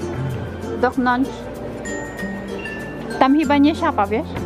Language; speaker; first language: Polish; non-native, learner; Filipino